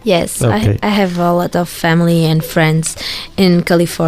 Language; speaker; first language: English; non-native, learner; Portuguese